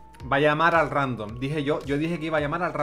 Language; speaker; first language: Spanish; native; Spanish